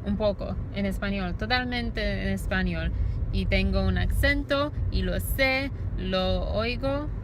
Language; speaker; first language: Spanish; non-native, learner; Romanian